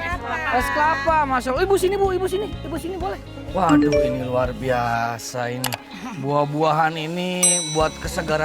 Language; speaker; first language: Indonesian; native; Indonesian